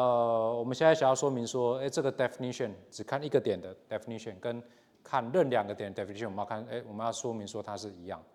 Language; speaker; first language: Chinese; native; Chinese